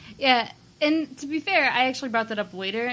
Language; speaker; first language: English; native; English